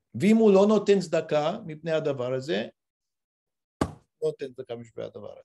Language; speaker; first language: Hebrew; non-native, fluent; English